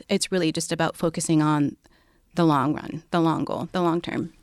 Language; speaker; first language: English; native; English